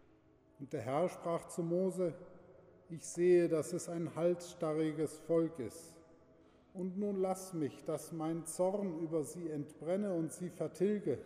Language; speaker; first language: German; native; German